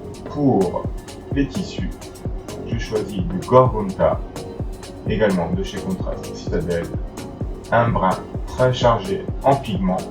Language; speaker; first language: French; native; French